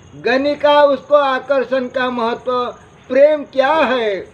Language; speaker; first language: Hindi; non-native, local second language; Marathi